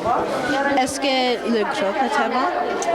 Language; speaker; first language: French; non-native, local second language; English